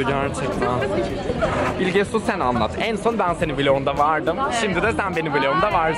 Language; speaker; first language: Turkish; native; Turkish